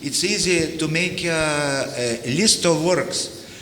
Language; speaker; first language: English; non-native, learner; Lithuanian